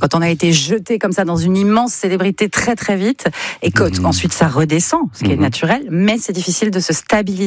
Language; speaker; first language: French; native; French